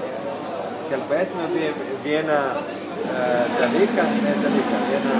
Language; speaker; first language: Lithuanian; non-native, learner; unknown